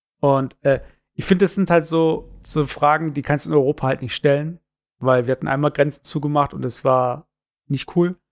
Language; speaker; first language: German; native; German